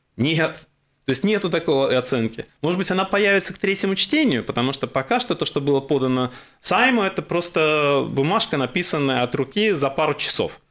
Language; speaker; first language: Russian; native; Russian